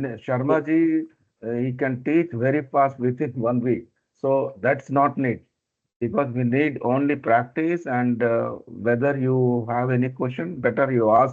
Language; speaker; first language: English; non-native, learner; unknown